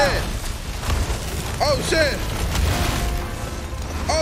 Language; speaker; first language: English; native; English